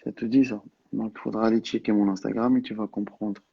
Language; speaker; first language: French; non-native, local second language; Arabic